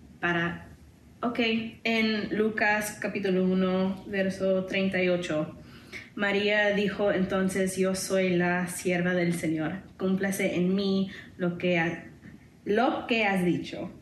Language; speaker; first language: Spanish; non-native, learner; English